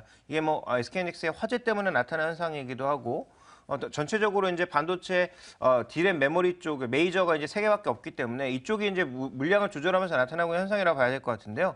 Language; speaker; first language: Korean; native; Korean